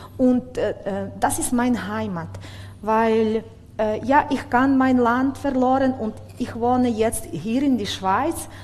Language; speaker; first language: German; non-native, learner; Ukrainian